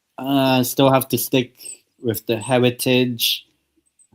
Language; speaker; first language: English; native; English